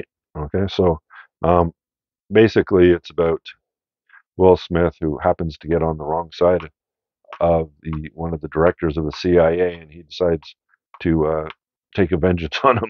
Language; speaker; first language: English; native; English